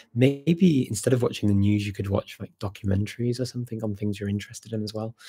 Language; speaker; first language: English; native; English